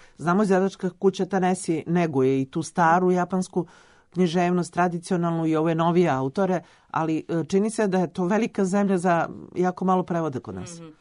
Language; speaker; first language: Serbian; native; Serbian